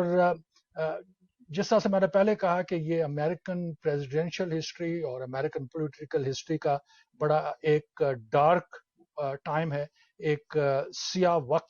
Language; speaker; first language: Urdu; native; Urdu